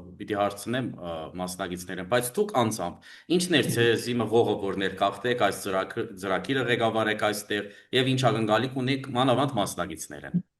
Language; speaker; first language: Armenian; early bilingual, heritage; Armenian